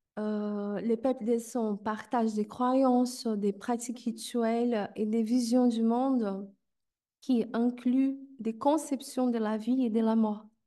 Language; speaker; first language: French; non-native, fluent; Portuguese